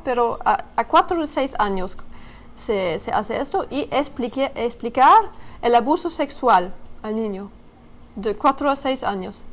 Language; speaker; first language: Spanish; non-native, learner; French